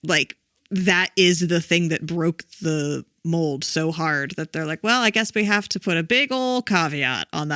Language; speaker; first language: English; native; English